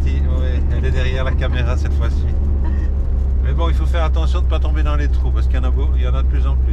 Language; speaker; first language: French; native; French